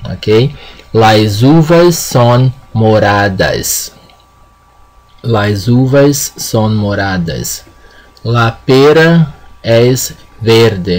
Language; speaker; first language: Spanish; non-native, fluent; Portuguese